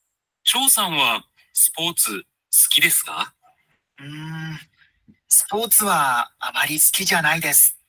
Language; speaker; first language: Japanese; non-native, learner; Bangla